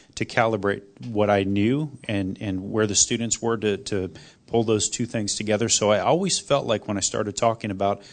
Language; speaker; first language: English; non-native, fluent; Korean